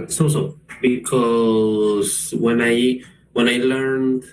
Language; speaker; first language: English; non-native, learner; Spanish